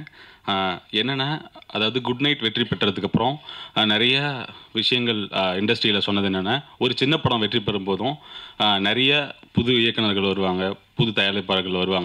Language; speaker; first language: Tamil; native; Tamil